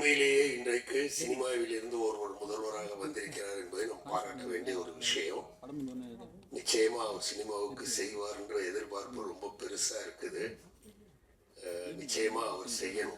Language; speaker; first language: Tamil; native; Tamil